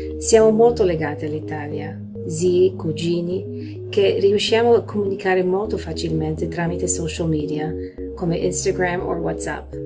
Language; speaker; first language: Italian; early bilingual, heritage; Italian